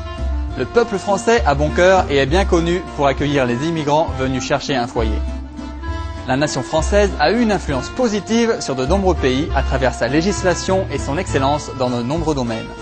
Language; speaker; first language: French; native; French